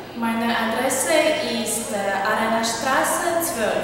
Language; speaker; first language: German; non-native, learner; Ukrainian